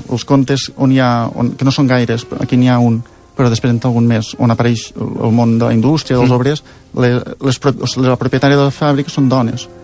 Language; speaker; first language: Catalan; native; Catalan